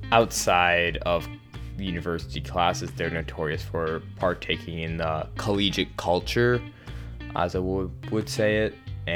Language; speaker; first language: English; native; English